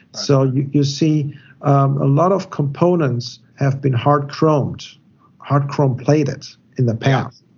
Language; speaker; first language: English; non-native, fluent; German